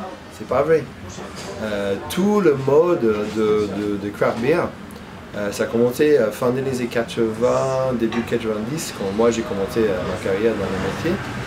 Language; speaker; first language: French; non-native, fluent; English